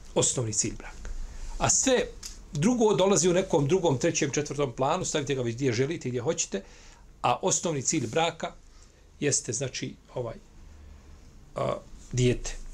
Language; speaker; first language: Bosnian; native; Bosnian